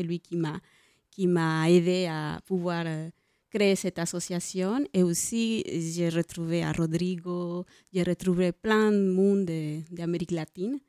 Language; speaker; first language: French; non-native, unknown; Spanish